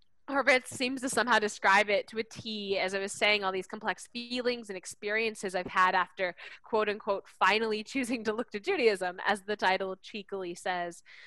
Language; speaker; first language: English; native; English